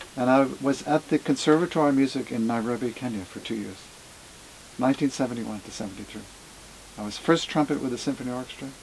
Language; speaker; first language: English; native; English